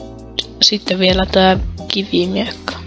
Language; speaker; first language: Finnish; native; Finnish